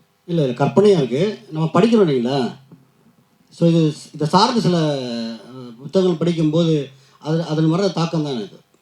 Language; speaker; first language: Tamil; native; Tamil